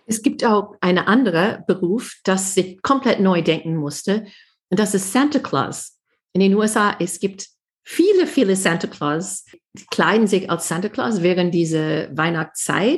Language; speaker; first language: German; non-native, fluent; English